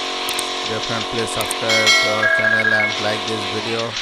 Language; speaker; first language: English; non-native, learner; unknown